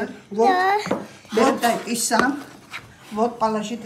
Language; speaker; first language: Russian; non-native, learner; Georgian